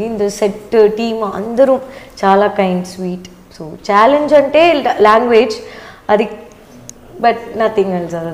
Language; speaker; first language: Telugu; non-native, learner; Tamil